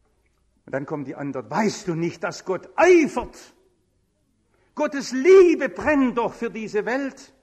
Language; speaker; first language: German; native; German